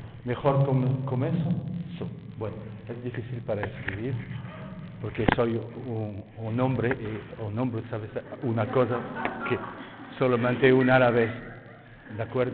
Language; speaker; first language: Spanish; non-native, fluent; French